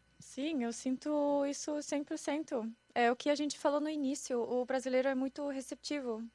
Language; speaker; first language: Portuguese; non-native, fluent; German